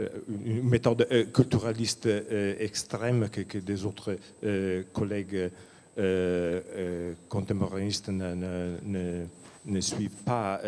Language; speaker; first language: French; non-native, fluent; Italian